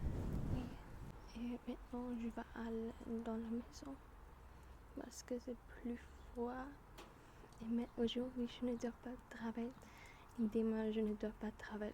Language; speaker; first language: French; non-native, learner; German